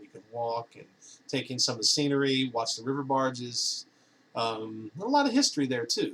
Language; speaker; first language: English; native; English